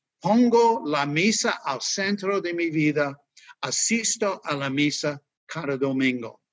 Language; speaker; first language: Spanish; non-native, fluent; English